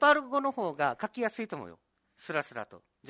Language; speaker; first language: Japanese; native; Japanese